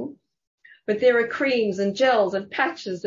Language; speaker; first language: English; native; English